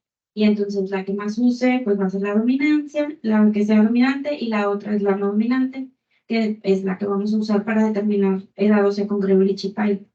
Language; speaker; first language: Spanish; native; Spanish